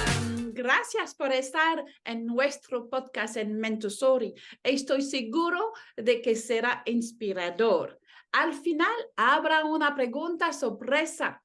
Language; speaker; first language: Spanish; non-native, learner; French